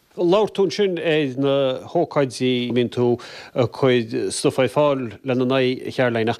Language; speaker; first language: Irish; native; Irish